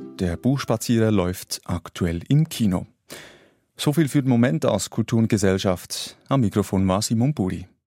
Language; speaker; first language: German; native; German